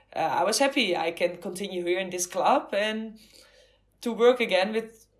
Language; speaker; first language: English; non-native, fluent; Dutch